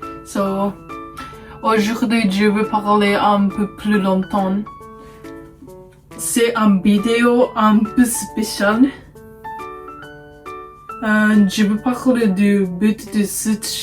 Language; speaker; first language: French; non-native, learner; Japanese